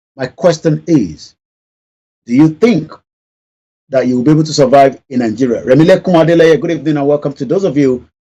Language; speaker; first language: English; non-native, local second language; Yoruba